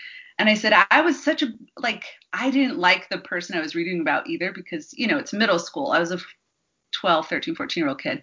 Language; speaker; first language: English; native; English